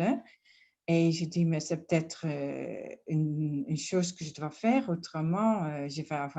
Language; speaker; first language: French; non-native, fluent; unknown